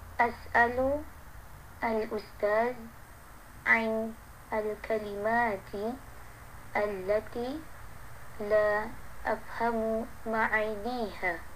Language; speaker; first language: Arabic; non-native, learner; Malay